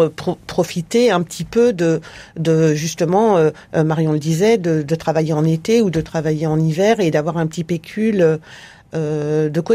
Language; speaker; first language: French; native; French